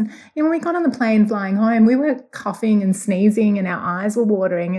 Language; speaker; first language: English; native; English